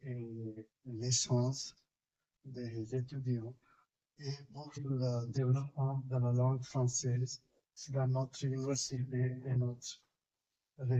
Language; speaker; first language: French; non-native, fluent; Hindi